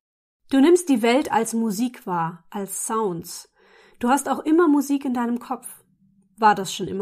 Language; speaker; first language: German; native; German